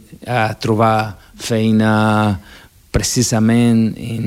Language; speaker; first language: Catalan; non-native, fluent; Portuguese